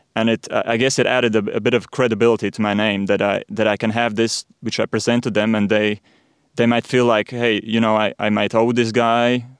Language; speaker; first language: English; non-native, fluent; Latvian